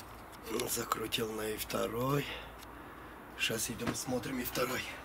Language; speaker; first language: Russian; non-native, fluent; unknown